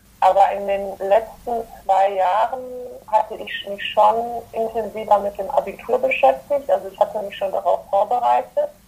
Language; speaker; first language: German; early bilingual, other home language; Polish